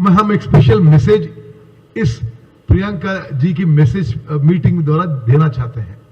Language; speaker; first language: Hindi; non-native, local second language; Telugu